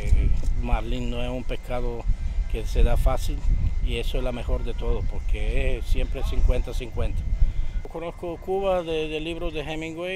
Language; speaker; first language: Spanish; non-native, fluent; Bulgarian